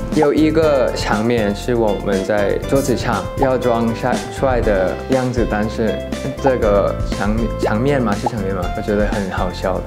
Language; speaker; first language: Chinese; non-native, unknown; Thai